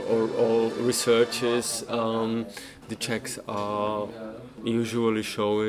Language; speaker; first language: English; non-native, fluent; Polish